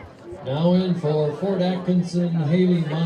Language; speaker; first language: English; native; English